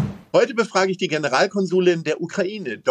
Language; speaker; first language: German; native; German